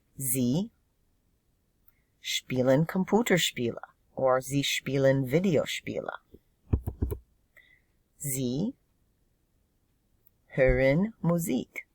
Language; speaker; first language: German; non-native, fluent; English